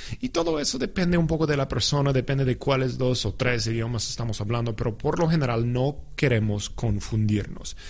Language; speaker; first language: Spanish; non-native, fluent; English